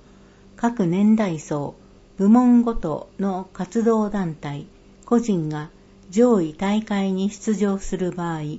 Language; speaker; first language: Japanese; native; Japanese